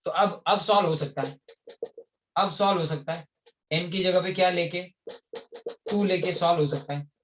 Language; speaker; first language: Hindi; non-native, local second language; Marathi